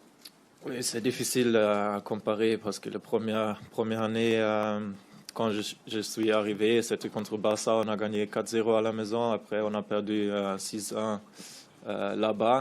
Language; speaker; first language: French; non-native, fluent; German